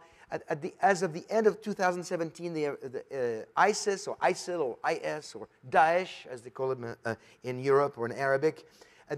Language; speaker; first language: English; non-native, fluent; French